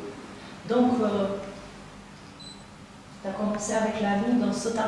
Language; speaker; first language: French; native; French